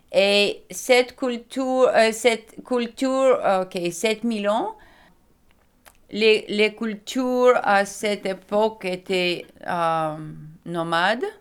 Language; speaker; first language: French; non-native, learner; Lithuanian